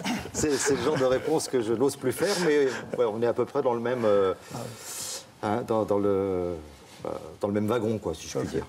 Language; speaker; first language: French; native; French